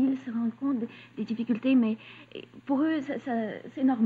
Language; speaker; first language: French; early bilingual, other home language; Russian